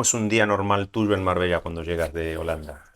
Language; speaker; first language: Spanish; native; Spanish